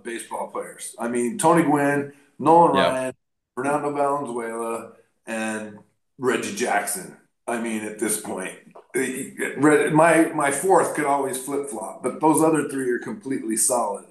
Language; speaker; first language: English; native; English